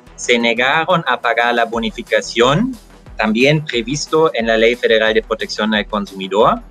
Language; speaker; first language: Spanish; non-native, fluent; German